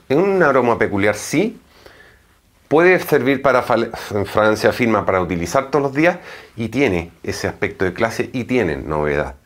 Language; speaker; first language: Spanish; native; Spanish